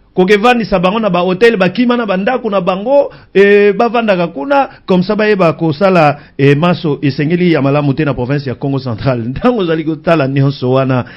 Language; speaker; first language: Lingala; non-native, local second language; Kongo